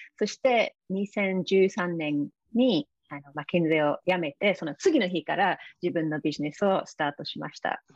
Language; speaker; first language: Japanese; non-native, fluent; English